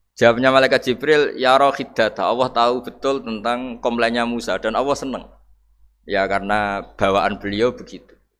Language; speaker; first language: Indonesian; non-native, local second language; Javanese